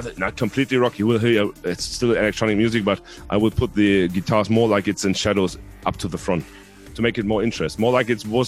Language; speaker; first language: English; non-native, fluent; Hungarian